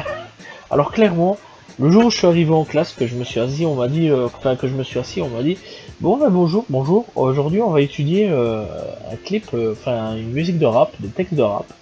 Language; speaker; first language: French; native; French